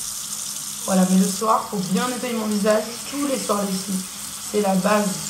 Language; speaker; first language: French; native; French